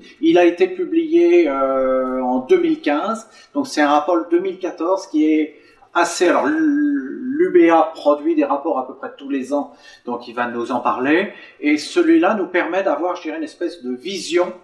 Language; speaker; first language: French; native; French